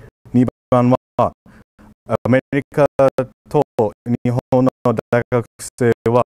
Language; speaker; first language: Japanese; non-native, fluent; English